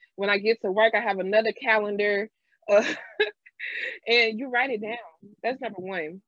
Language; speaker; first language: English; native; English